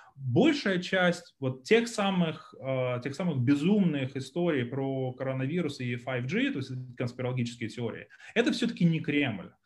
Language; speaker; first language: Russian; native; Russian